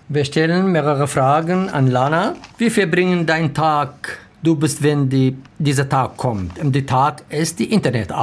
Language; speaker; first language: German; non-native, learner; Arabic